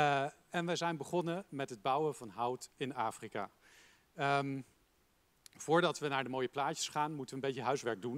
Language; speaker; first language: Dutch; native; Dutch